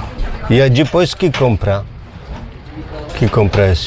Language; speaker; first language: Portuguese; non-native, learner; Polish